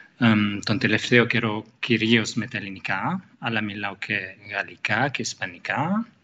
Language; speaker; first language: Greek; non-native, fluent; German